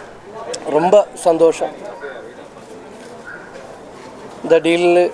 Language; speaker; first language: Tamil; non-native, learner; Malayalam